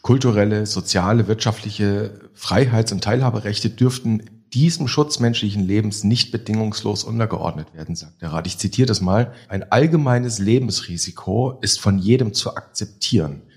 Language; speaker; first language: German; native; German